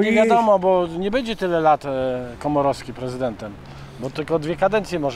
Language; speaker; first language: Polish; native; Polish